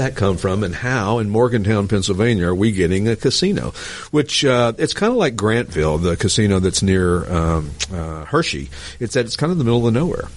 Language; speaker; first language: English; native; English